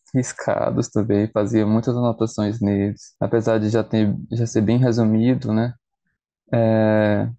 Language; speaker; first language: Portuguese; native; Portuguese